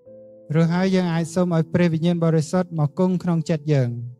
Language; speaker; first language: Khmer; native; Khmer